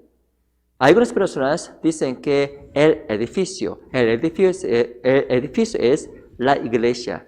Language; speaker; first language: Spanish; non-native, fluent; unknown